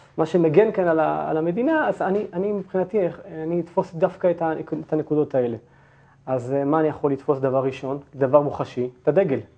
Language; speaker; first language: Hebrew; early bilingual, other home language; Turkish